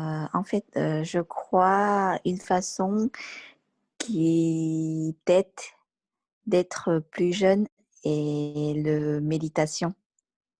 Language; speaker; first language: French; non-native, learner; Vietnamese